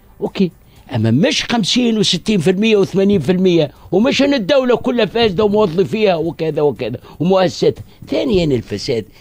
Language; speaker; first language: Arabic; native; Arabic